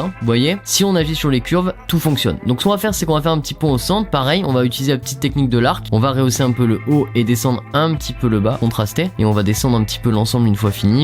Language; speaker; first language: French; native; French